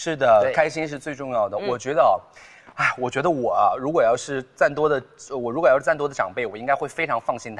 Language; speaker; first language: Chinese; native; Chinese